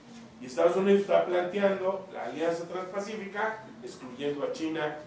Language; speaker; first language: Spanish; native; Spanish